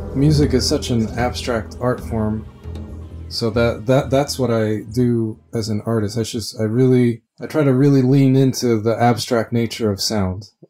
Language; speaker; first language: English; early bilingual, other home language; Spanish